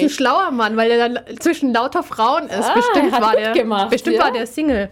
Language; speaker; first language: German; native; German